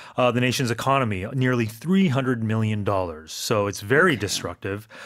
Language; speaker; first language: English; native; English